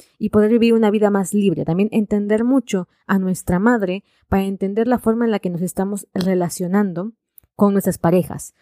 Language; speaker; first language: Spanish; native; Spanish